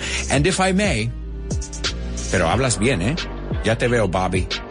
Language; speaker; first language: Spanish; early bilingual, heritage; Spanish